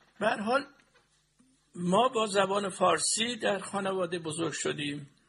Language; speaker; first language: Persian; native; Persian